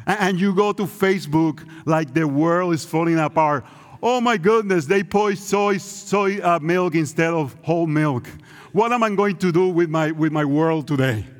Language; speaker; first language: English; non-native, local second language; Spanish